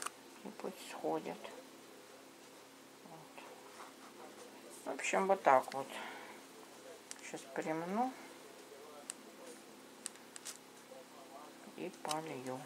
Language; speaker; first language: Russian; native; Russian